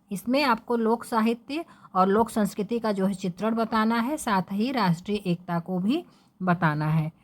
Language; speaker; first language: Hindi; native; Hindi